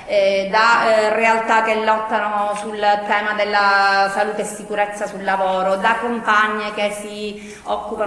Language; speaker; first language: Italian; native; Italian